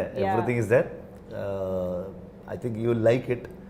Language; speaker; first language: Telugu; non-native, learner; Kannada